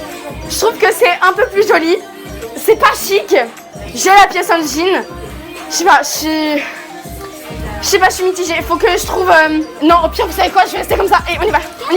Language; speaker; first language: French; native; French